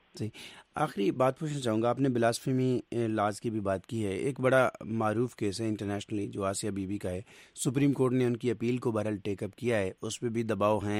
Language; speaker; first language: Urdu; native; Urdu